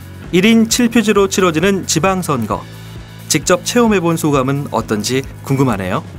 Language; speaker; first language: Korean; native; Korean